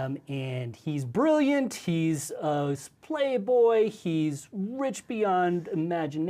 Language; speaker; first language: English; native; English